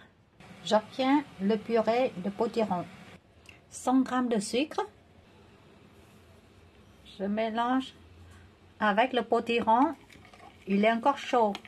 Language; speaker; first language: French; non-native, learner; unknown